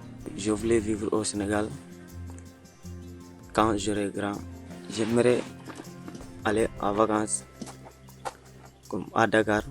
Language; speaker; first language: French; non-native, learner; Mandingo